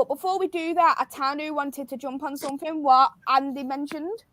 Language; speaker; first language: English; native; English